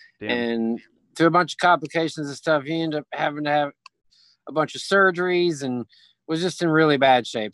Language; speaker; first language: English; native; English